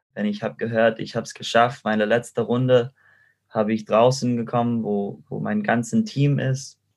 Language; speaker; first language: German; non-native, fluent; Spanish